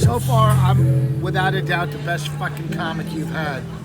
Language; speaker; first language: English; native; English